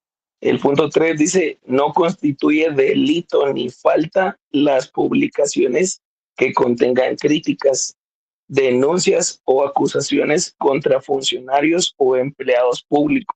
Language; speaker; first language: Spanish; native; Spanish